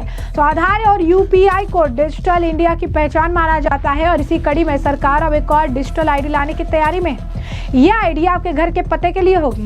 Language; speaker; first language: Hindi; native; Hindi